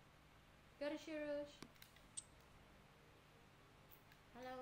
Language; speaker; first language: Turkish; non-native, learner; Indonesian